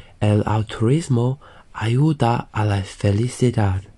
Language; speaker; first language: Spanish; non-native, learner; English